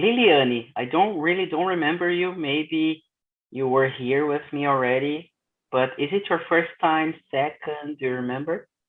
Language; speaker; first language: English; non-native, fluent; Portuguese